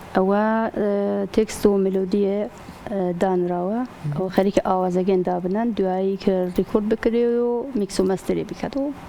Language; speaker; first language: Central Kurdish; non-native, local second language; Southern Kurdish